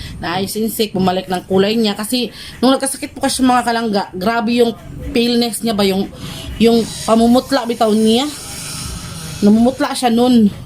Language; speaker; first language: Filipino; non-native, local second language; Cebuano